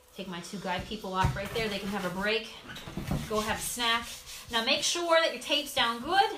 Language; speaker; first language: English; native; English